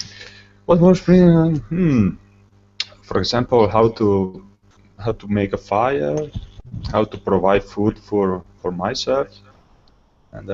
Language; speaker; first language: English; non-native, learner; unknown